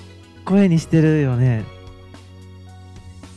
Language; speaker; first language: Japanese; native; Japanese